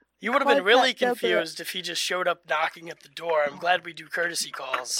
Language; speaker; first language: English; native; English